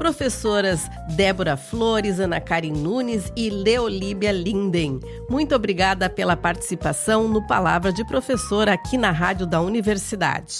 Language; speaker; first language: Portuguese; native; Portuguese